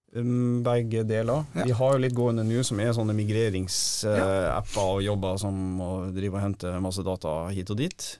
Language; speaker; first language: Norwegian; native; Norwegian